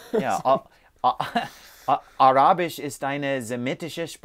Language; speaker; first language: German; non-native, fluent; English